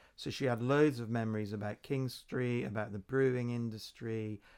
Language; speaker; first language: English; native; English